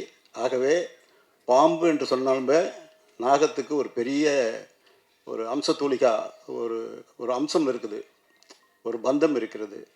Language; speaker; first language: Tamil; native; Tamil